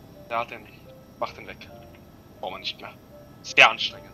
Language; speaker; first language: German; native; German